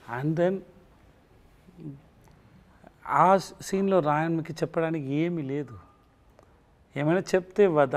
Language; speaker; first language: Telugu; non-native, learner; Tamil